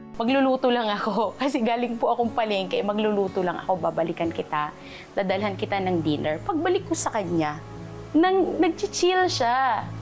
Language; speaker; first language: Filipino; native; Filipino